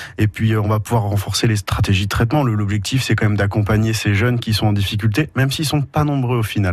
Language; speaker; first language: French; native; French